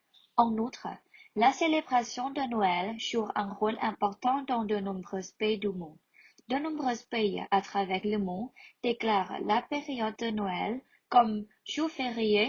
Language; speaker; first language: French; non-native, learner; Thai